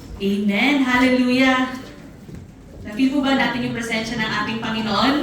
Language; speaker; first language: Filipino; non-native, local second language; Cebuano